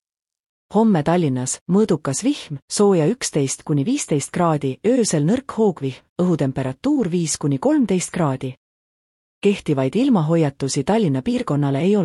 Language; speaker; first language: Estonian; native; Estonian